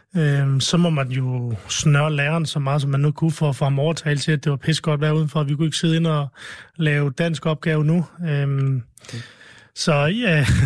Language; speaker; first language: Danish; early bilingual, other home language; Arabic